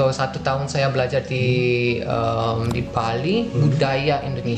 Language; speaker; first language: Indonesian; non-native, fluent; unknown